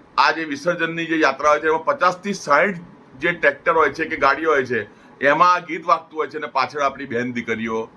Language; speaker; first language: Gujarati; non-native, local second language; Punjabi